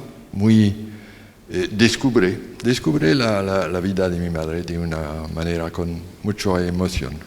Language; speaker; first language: Spanish; non-native, learner; French